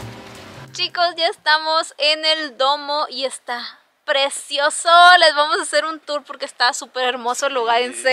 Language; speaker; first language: Spanish; native; Spanish